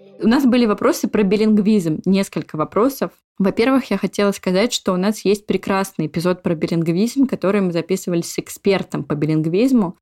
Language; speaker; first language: Russian; native; Russian